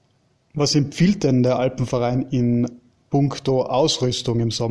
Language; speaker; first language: German; native; German